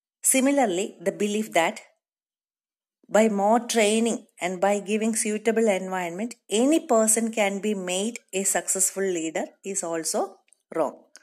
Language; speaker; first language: English; non-native, local second language; Malayalam